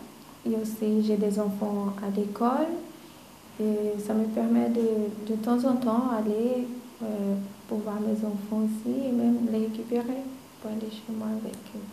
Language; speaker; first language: French; non-native, learner; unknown